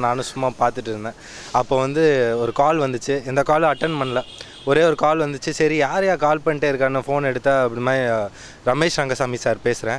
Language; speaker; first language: Tamil; native; Tamil